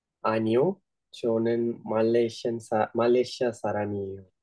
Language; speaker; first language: Korean; non-native, learner; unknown